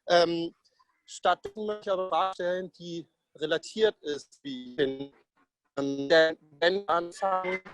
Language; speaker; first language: German; non-native, fluent; Danish